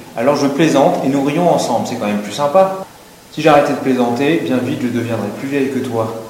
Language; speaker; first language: French; native; French